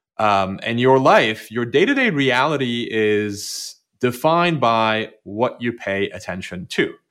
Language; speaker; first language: English; non-native, fluent; Turkish